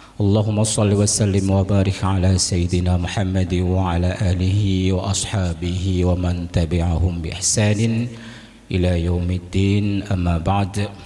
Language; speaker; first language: Malay; non-native, local second language; Achinese